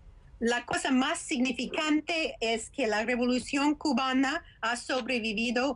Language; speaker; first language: Spanish; non-native, fluent; English